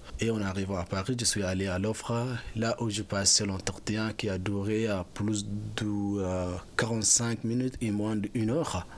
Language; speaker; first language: French; non-native, fluent; Arabic